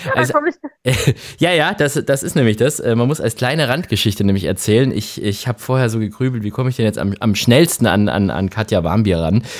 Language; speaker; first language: German; native; German